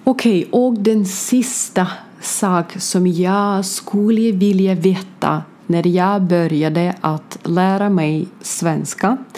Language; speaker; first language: Swedish; non-native, learner; Ukrainian